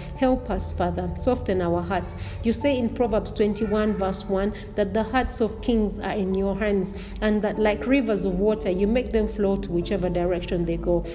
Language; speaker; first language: English; non-native, local second language; Ganda